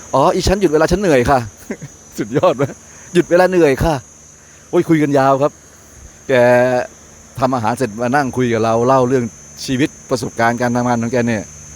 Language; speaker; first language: Thai; native; Thai